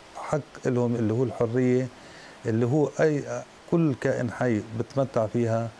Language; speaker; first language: Arabic; native; Arabic